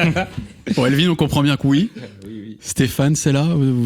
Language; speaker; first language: French; native; French